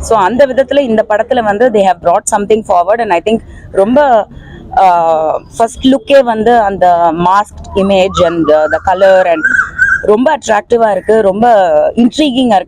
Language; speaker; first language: Tamil; native; Tamil